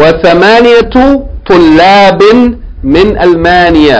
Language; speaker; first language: Arabic; non-native, fluent; English